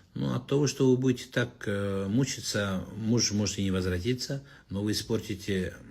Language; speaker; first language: Russian; non-native, local second language; Kazakh